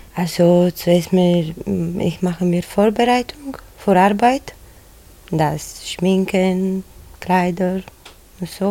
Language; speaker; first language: German; non-native, learner; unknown